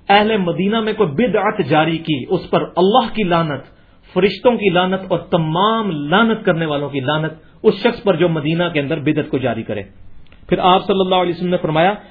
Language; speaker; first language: Urdu; non-native, local second language; Punjabi